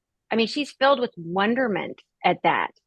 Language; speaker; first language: English; native; English